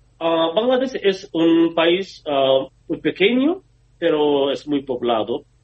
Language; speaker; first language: Spanish; non-native, learner; Bangla